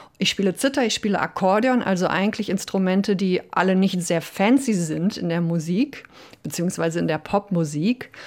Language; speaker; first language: German; early bilingual, other home language; Polish